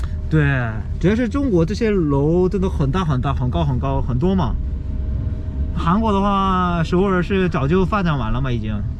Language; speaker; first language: Chinese; early bilingual, other home language; Korean